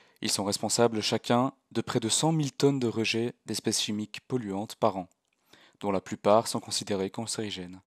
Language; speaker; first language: French; native; French